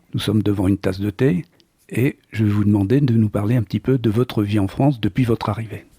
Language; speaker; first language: French; native; French